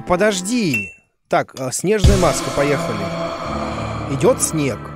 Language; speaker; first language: Russian; native; Russian